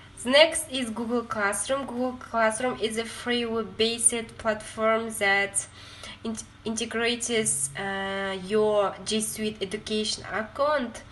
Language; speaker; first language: English; non-native, learner; Kazakh